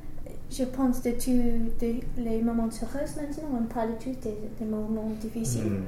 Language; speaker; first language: French; non-native, learner; English